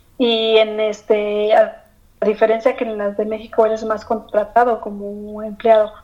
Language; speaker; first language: Spanish; native; Spanish